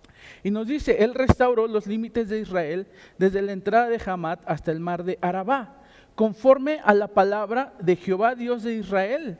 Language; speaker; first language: Spanish; native; Spanish